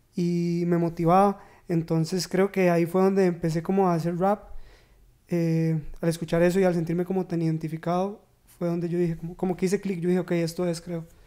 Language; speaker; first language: Spanish; native; Spanish